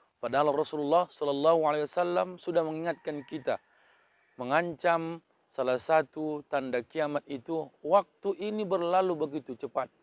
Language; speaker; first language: Malay; native; Malay